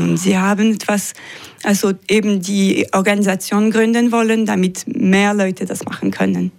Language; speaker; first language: German; non-native, local second language; French